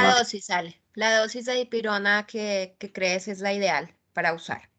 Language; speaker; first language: Spanish; native; Spanish